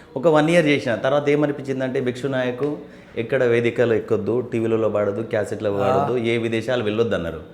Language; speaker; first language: Telugu; non-native, local second language; Lambadi